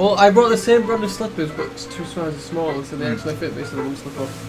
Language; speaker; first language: English; native; English